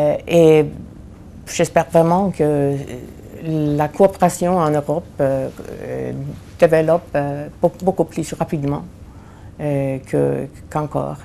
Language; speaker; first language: French; non-native, fluent; Swedish